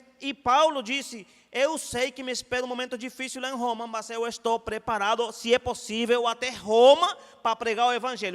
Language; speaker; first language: Portuguese; non-native, fluent; Spanish